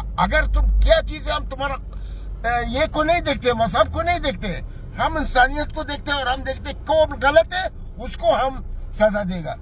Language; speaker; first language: Hindi; non-native, learner; Arabic